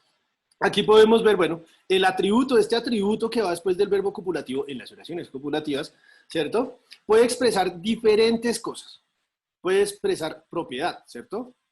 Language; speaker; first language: Spanish; native; Spanish